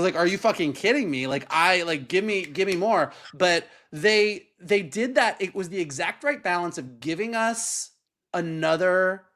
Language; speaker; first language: English; native; English